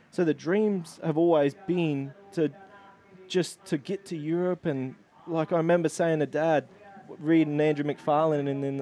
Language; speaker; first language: English; native; English